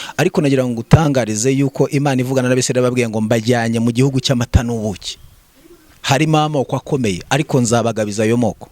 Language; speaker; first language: Kinyarwanda; native; Kinyarwanda